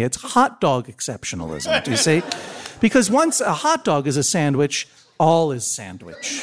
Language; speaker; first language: English; native; English